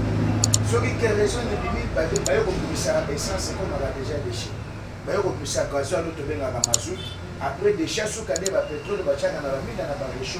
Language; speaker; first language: French; non-native, local second language; Lingala